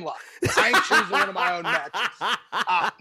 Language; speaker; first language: English; native; English